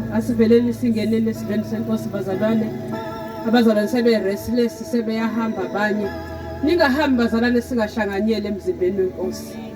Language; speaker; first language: Zulu; native; Zulu